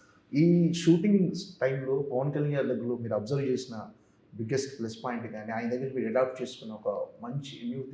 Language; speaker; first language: Telugu; native; Telugu